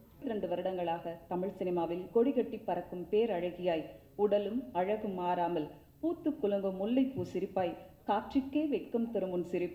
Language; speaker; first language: Tamil; native; Tamil